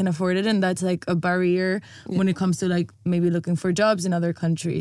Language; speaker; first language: English; non-native, fluent; Spanish